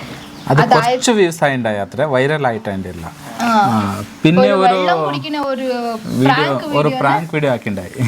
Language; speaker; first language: Malayalam; early bilingual, heritage; Malayalam